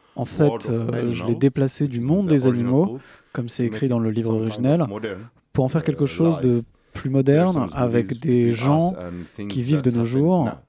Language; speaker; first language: French; non-native, fluent; Arabic